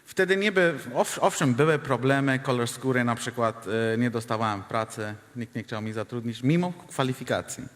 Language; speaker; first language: Polish; non-native, fluent; Hindi